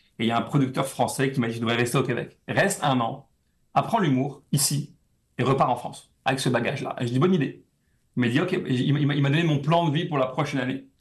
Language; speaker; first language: French; native; French